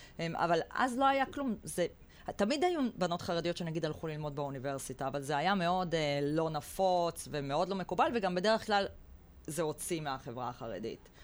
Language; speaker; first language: Hebrew; native; Hebrew